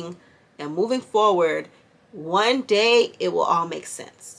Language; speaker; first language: English; native; English